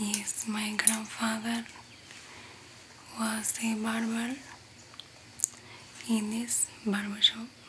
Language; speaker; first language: English; non-native, fluent; Spanish